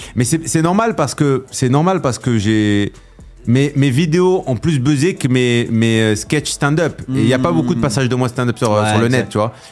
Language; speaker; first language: French; native; French